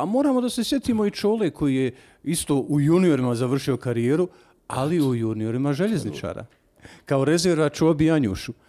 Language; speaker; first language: Serbian; native; Serbian